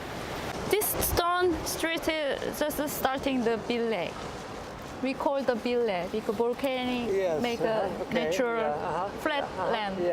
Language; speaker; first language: English; non-native, learner; Korean